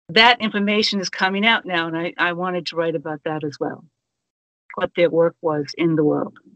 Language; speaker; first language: English; native; English